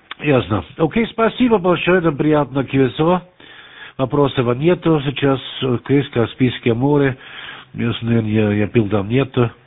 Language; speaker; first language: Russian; non-native, learner; German